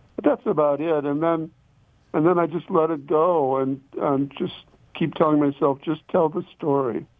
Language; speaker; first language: English; native; English